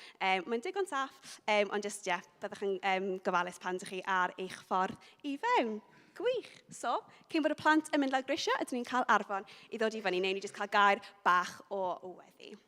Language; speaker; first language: Welsh; non-native, local second language; English